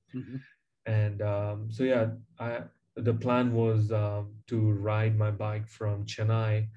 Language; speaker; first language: English; non-native, local second language; Tamil